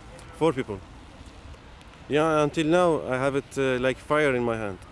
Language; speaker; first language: English; non-native, learner; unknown